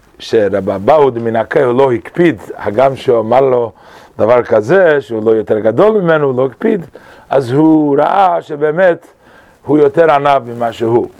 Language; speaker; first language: Hebrew; non-native, fluent; English